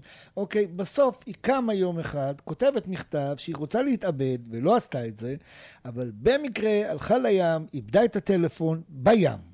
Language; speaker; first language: Hebrew; native; Hebrew